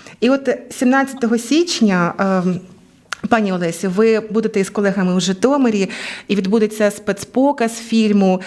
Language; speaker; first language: Ukrainian; native; Ukrainian